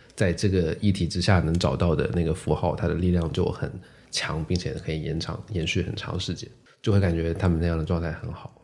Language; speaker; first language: Chinese; non-native, local second language; Min Nan Chinese